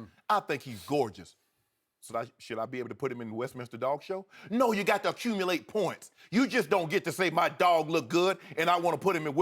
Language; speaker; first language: English; native; English